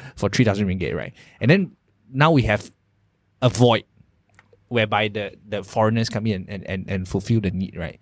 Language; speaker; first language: English; non-native, local second language; Chinese